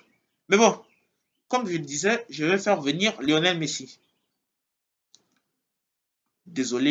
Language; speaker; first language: French; native; French